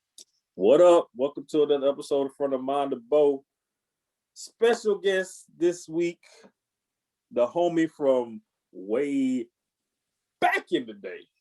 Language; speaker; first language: English; native; English